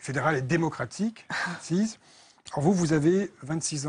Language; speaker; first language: French; native; French